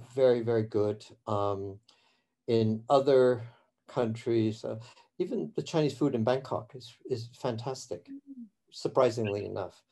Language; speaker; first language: English; early bilingual, other home language; Cantonese